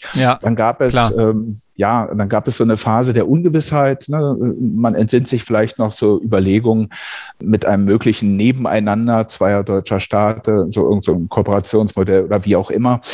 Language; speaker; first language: German; native; German